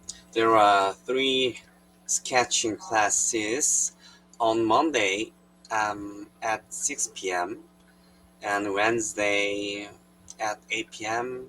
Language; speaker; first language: English; non-native, learner; Korean